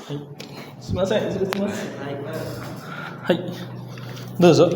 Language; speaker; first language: Japanese; non-native, learner; Indonesian